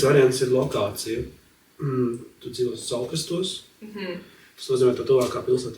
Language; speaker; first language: Latvian; native; Latvian